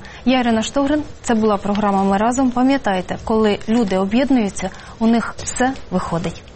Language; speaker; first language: Ukrainian; native; Ukrainian